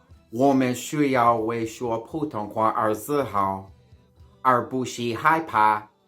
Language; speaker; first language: Chinese; non-native, learner; English